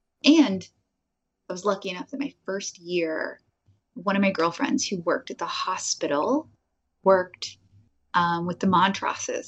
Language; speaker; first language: English; native; English